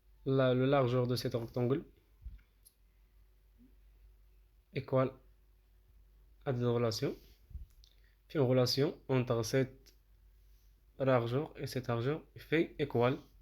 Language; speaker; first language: French; non-native, local second language; Arabic